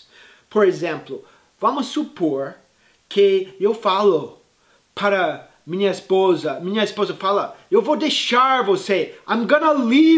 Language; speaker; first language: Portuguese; non-native, fluent; English